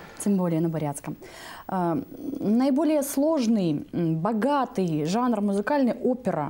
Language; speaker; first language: Russian; native; Russian